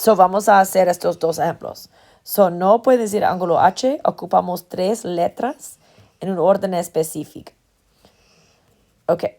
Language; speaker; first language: Spanish; non-native, fluent; English